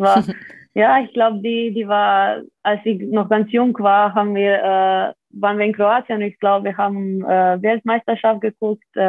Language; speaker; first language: German; non-native, fluent; Slovenian